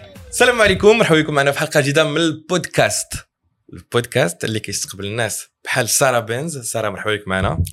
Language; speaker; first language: Arabic; native; Arabic